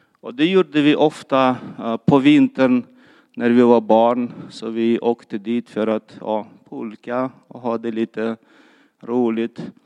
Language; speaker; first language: Swedish; non-native, fluent; Kyrgyz